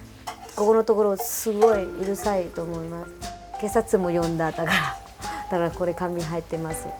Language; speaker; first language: Japanese; non-native, learner; Vietnamese